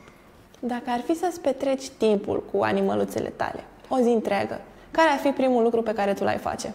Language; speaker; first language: Romanian; native; Romanian